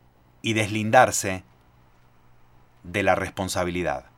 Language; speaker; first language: Spanish; native; Spanish